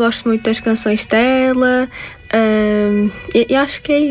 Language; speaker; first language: Portuguese; non-native, fluent; Tajik